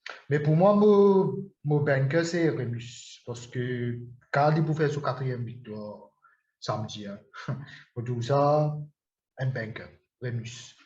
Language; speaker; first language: French; non-native, local second language; Morisyen